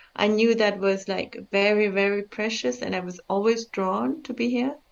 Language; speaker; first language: English; early bilingual, other home language; German